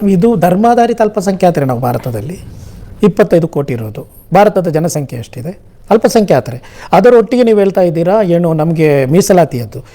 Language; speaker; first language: Kannada; non-native, local second language; Urdu